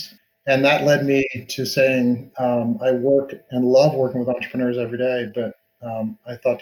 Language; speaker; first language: English; native; English